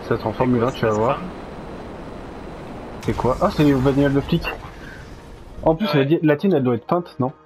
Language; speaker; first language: French; native; French